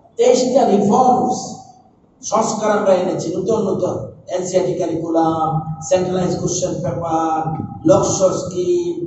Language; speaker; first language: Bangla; native; Bangla